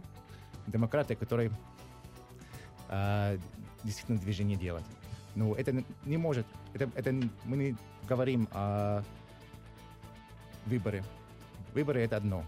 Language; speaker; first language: Russian; non-native, learner; English